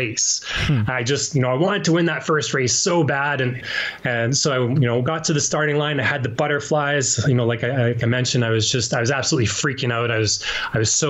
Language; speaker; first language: English; native; English